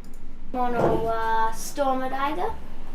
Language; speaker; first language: Japanese; non-native, learner; English